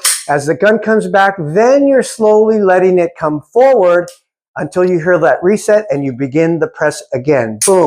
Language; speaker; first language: English; native; English